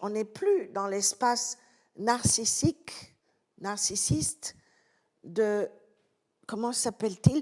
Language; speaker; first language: French; non-native, fluent; Italian